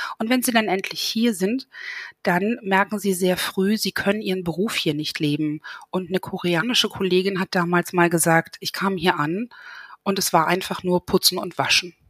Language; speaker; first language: German; native; German